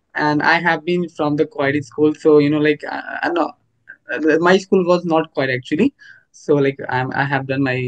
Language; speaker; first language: English; non-native, local second language; Hindi